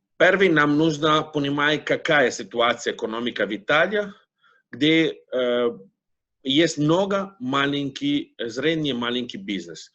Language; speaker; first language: Russian; non-native, learner; Italian